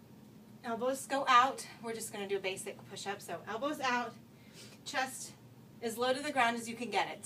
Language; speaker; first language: English; native; English